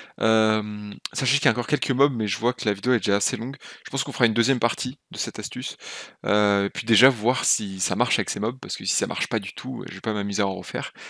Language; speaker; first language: French; native; French